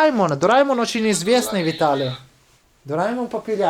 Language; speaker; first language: Russian; non-native, learner; Italian